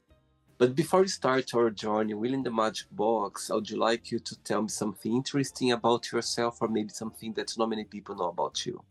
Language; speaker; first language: English; non-native, fluent; Portuguese